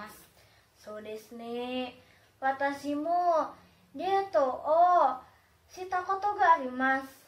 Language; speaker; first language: Japanese; non-native, learner; Indonesian